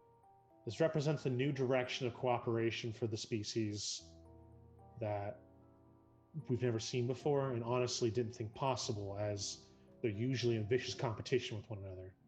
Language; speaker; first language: English; native; English